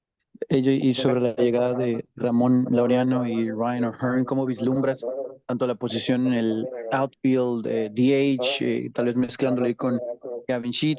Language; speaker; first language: Spanish; native; Spanish